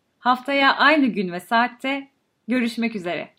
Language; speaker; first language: Turkish; native; Turkish